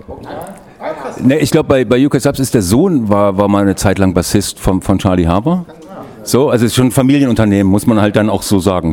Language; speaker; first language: German; native; German